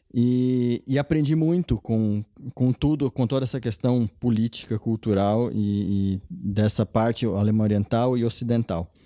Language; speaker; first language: Portuguese; non-native, local second language; German